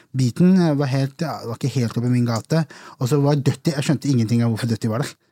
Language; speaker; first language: Norwegian; early bilingual, other home language; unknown